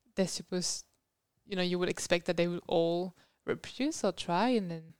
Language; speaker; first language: English; non-native, fluent; French